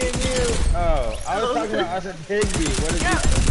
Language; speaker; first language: English; native; English